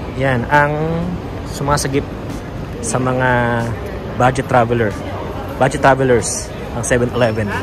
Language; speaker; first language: Filipino; native; Filipino